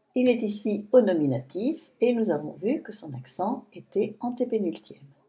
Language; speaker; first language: French; native; French